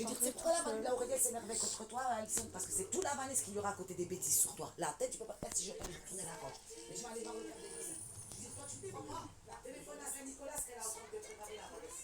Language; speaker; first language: French; native; French